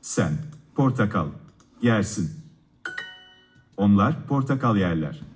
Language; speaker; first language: Turkish; non-native, learner; Slovak